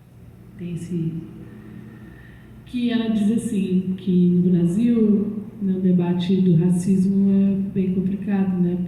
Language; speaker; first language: Portuguese; native; Portuguese